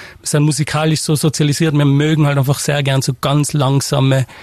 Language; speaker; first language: German; native; German